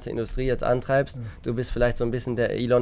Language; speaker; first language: German; native; German